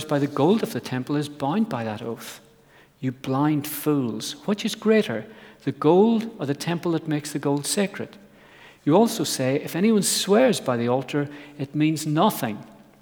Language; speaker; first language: English; native; English